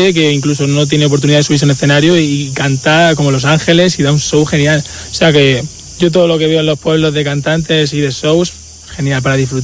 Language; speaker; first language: Spanish; native; Spanish